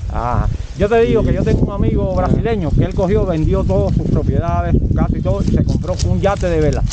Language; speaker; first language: Spanish; native; Spanish